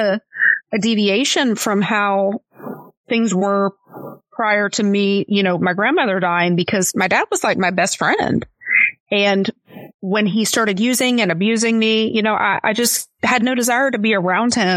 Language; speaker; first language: English; native; English